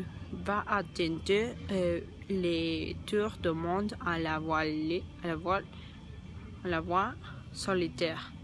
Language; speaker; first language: French; non-native, learner; Spanish